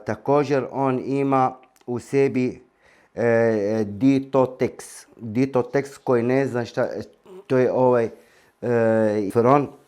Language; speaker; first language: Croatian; non-native, fluent; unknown